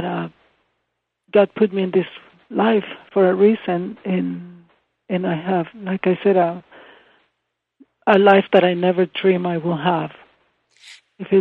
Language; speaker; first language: English; non-native, fluent; Spanish